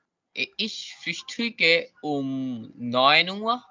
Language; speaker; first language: German; non-native, learner; Bangla